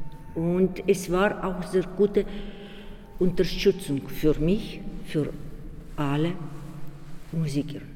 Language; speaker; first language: German; non-native, learner; Ukrainian